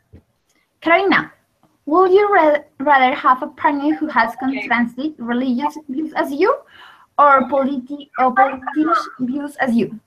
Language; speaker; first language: English; non-native, learner; Spanish